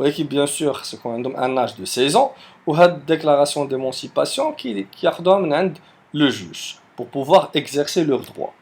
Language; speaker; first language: French; non-native, local second language; Arabic